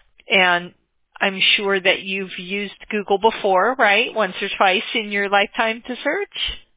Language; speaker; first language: English; native; English